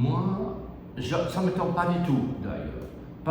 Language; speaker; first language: French; non-native, learner; German